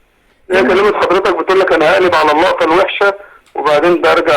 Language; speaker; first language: Arabic; native; Arabic